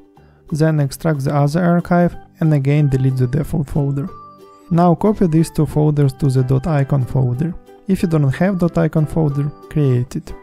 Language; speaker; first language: English; non-native, fluent; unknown